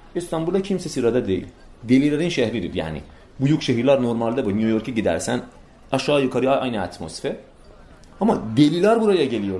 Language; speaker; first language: Turkish; non-native, fluent; Persian